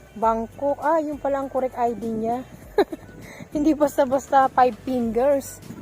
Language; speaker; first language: Filipino; non-native, local second language; Bikol